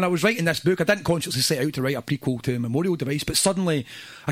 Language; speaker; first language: English; native; English